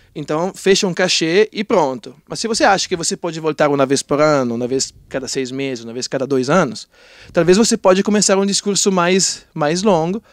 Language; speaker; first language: Portuguese; non-native, fluent; Italian